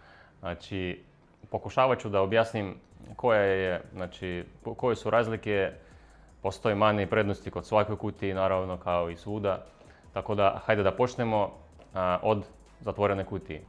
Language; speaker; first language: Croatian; non-native, fluent; Russian